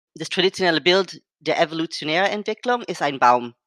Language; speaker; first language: German; non-native, fluent; English